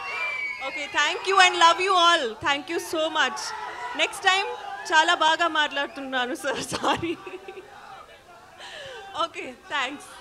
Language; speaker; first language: Telugu; non-native, learner; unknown